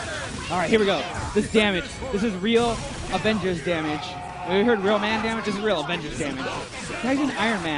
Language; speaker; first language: English; native; English